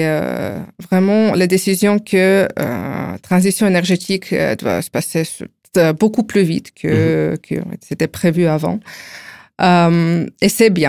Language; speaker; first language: French; non-native, fluent; Ukrainian